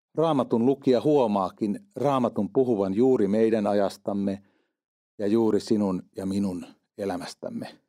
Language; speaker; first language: Finnish; native; Finnish